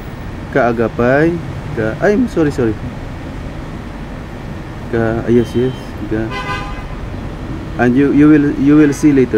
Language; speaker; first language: English; non-native, learner; Filipino